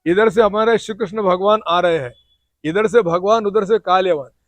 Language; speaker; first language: Hindi; non-native, local second language; Marathi